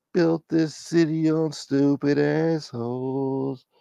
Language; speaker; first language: English; native; English